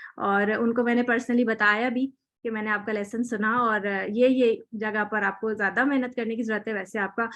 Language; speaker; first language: Urdu; native; Urdu